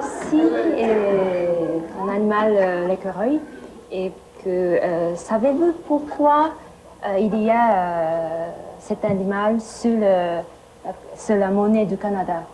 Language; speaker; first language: French; non-native, fluent; Japanese